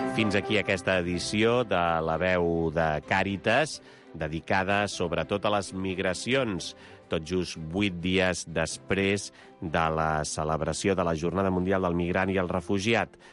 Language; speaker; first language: Catalan; native; Catalan